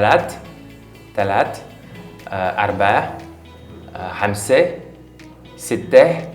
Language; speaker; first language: Arabic; non-native, learner; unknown